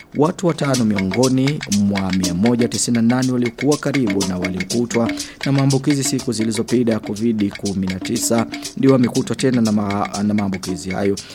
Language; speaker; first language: Swahili; non-native, local second language; Rundi